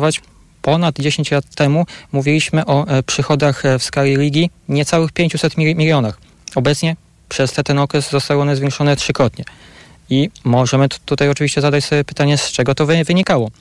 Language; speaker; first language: Polish; native; Polish